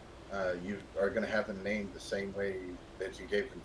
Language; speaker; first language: English; native; English